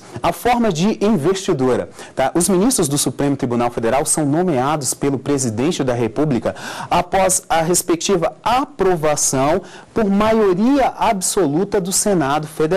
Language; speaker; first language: Portuguese; native; Portuguese